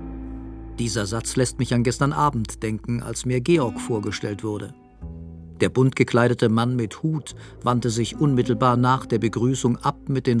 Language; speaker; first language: German; native; German